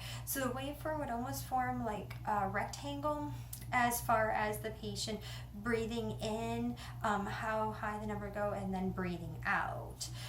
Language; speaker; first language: English; native; English